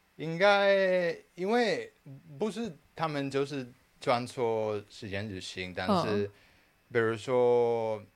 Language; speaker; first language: Chinese; non-native, fluent; Spanish